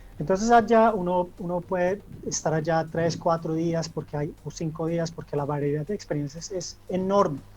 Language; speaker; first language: Spanish; early bilingual, heritage; Spanish